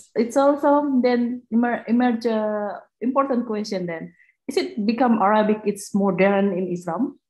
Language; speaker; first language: English; non-native, fluent; Indonesian